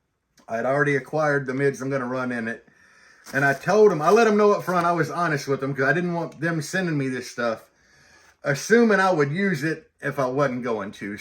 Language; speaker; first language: English; native; English